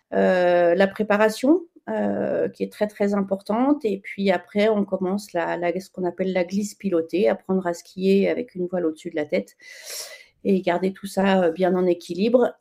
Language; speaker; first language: French; native; French